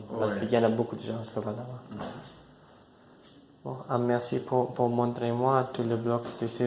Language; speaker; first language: French; non-native, learner; English